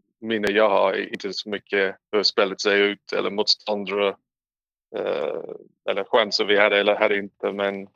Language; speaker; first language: Swedish; non-native, learner; English